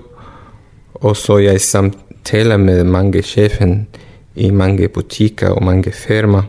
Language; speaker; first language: Danish; non-native, learner; Arabic